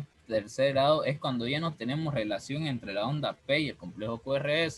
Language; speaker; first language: Spanish; native; Spanish